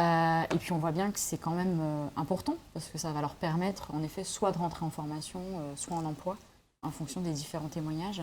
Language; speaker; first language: French; native; French